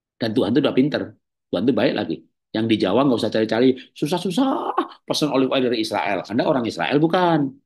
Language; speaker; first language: Indonesian; native; Indonesian